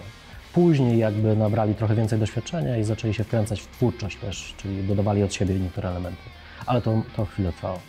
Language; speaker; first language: Polish; native; Polish